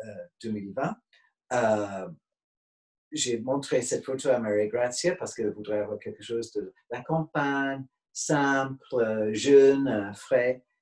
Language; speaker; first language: French; non-native, fluent; English